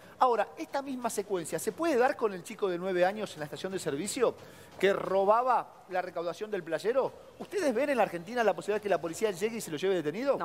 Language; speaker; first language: Spanish; native; Spanish